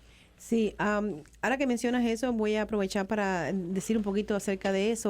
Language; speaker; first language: Spanish; native; Spanish